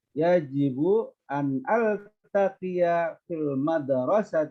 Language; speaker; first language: Arabic; non-native, learner; Indonesian